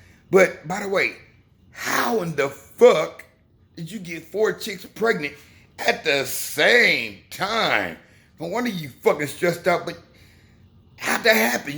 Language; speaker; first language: English; native; English